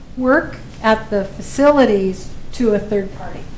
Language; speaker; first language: English; native; English